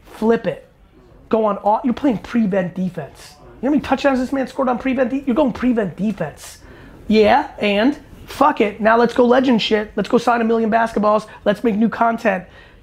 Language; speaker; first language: English; native; English